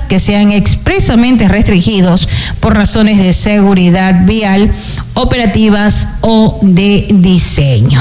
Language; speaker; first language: Spanish; native; Spanish